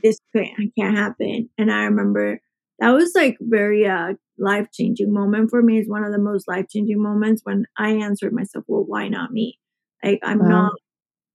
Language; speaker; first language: English; early bilingual, other home language; Spanish